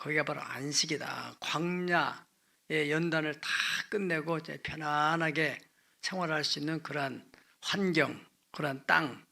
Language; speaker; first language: Korean; native; Korean